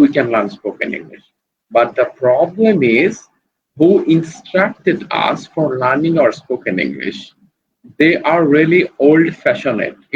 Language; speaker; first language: English; non-native, learner; Bangla